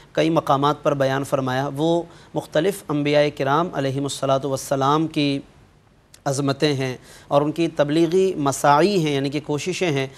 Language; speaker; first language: Urdu; native; Urdu